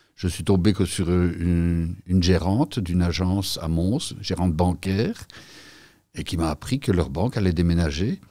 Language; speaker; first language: French; native; French